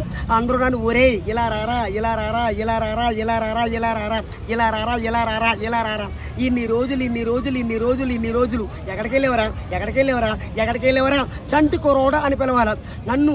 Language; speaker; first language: Telugu; native; Telugu